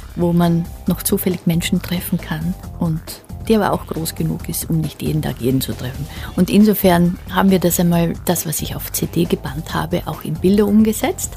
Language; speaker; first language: German; native; German